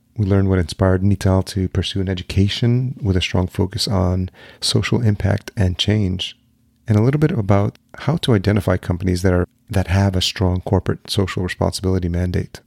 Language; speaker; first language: English; early bilingual, other home language; Spanish